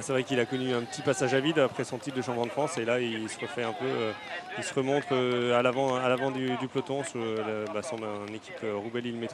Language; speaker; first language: French; native; French